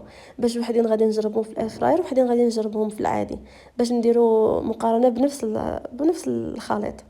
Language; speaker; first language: Arabic; native; Arabic